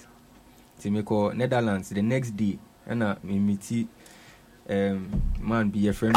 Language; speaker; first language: English; non-native, local second language; Akan